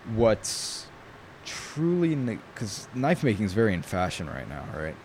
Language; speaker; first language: English; early bilingual, other home language; Italian